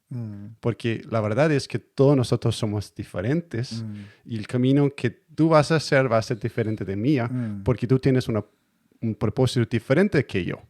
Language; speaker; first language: Spanish; non-native, learner; Danish